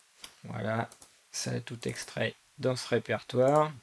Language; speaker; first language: French; native; French